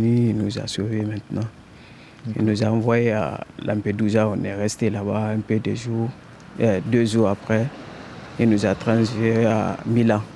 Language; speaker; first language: French; non-native, fluent; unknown